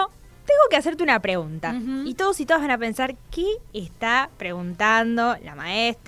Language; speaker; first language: Spanish; native; Spanish